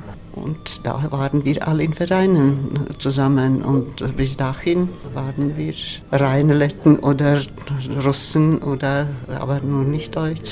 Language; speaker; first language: German; non-native, fluent; Latvian